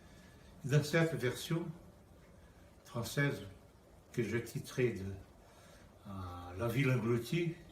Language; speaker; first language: French; non-native, fluent; Portuguese